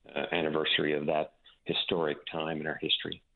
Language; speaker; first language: English; native; English